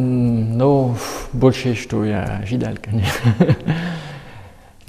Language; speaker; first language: Russian; non-native, fluent; French